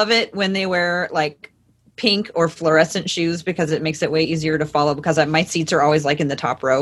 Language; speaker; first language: English; native; English